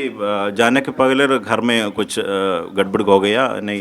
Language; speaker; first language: Hindi; non-native, local second language; Malayalam